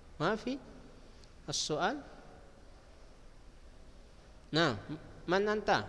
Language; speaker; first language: Arabic; non-native, fluent; Indonesian